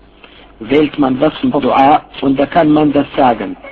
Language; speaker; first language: German; non-native, fluent; Arabic